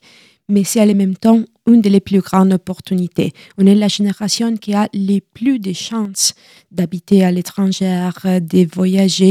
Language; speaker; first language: French; non-native, learner; Italian